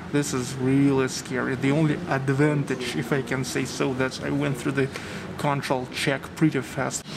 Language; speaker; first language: English; non-native, fluent; Russian